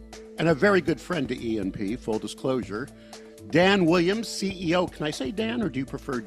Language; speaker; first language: English; native; English